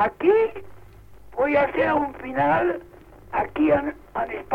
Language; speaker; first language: Spanish; non-native, local second language; Catalan